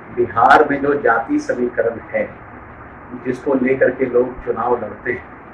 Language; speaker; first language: Hindi; non-native, local second language; Urdu